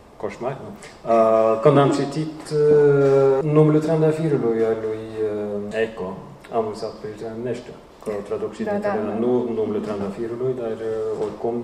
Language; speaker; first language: Romanian; non-native, fluent; Norwegian